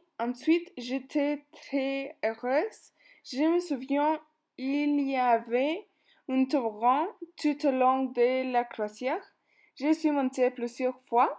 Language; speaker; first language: French; non-native, learner; Spanish